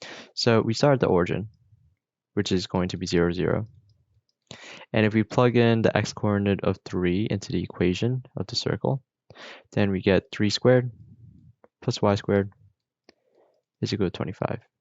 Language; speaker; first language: English; native; English